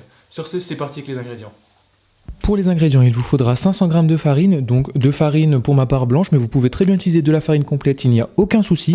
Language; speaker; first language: French; native; French